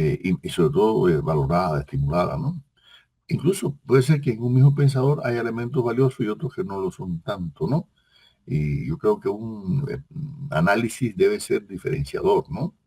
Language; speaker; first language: Spanish; native; Spanish